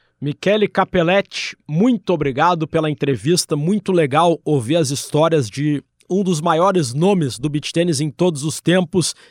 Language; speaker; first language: Portuguese; native; Portuguese